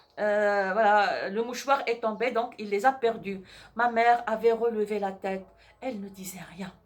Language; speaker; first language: French; non-native, local second language; Arabic